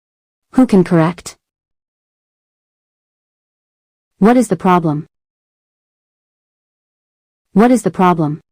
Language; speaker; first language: English; non-native, fluent; Arabic